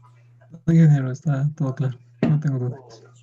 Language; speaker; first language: Spanish; native; Spanish